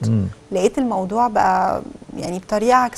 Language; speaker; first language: Arabic; native; Arabic